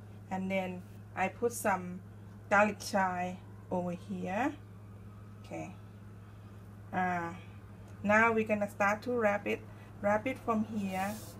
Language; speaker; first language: English; non-native, learner; Thai